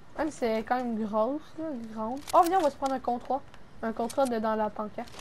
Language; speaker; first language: French; native; French